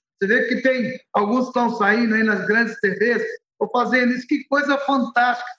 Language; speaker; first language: Portuguese; early bilingual, other home language; Arabic